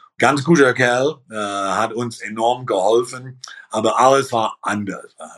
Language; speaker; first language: German; early bilingual, heritage; German